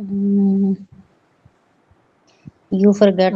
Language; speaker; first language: English; non-native, local second language; Hindi